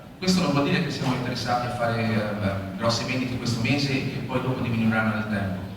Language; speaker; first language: Italian; native; Italian